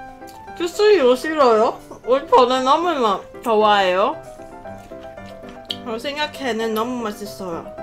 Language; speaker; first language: Korean; non-native, learner; Cantonese